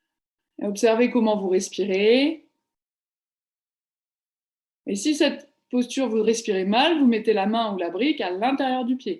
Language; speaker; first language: French; native; French